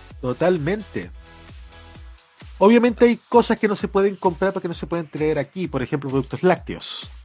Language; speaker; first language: Spanish; native; Spanish